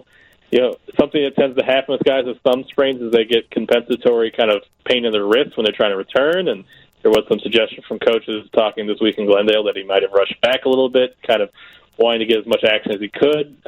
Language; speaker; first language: English; native; English